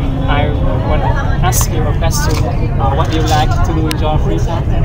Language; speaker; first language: English; non-native, learner; Vietnamese